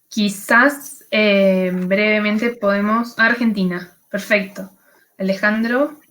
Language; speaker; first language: Spanish; native; Spanish